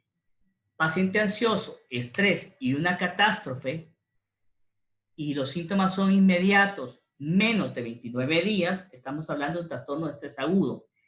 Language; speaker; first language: Spanish; native; Spanish